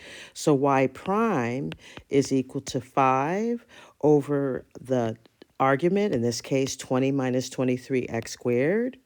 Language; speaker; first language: English; native; English